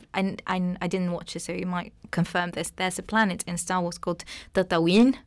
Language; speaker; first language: English; non-native, fluent; Arabic